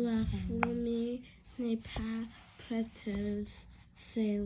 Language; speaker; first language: French; non-native, learner; English